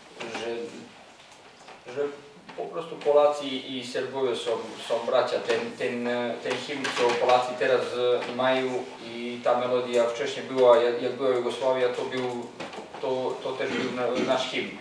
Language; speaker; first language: Polish; non-native, learner; Serbian